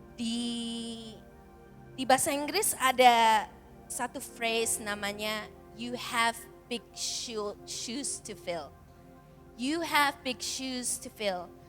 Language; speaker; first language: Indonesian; early bilingual, heritage; Indonesian